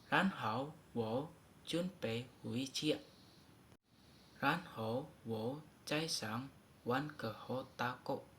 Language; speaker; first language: Chinese; non-native, learner; Indonesian